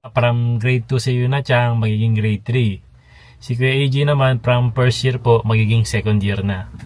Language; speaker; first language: Filipino; native; Filipino